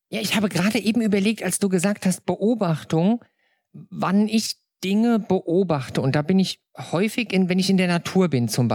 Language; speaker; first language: German; native; German